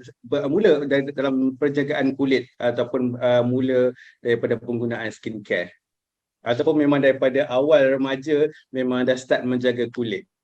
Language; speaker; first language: Malay; native; Malay